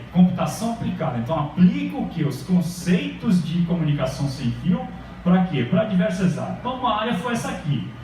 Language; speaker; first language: Portuguese; early bilingual, other home language; Japanese